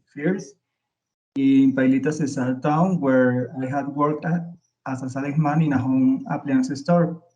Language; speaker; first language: English; non-native, learner; Spanish